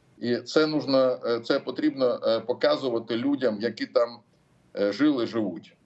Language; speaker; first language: Ukrainian; non-native, local second language; Russian